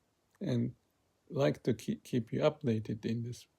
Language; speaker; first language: English; non-native, fluent; Japanese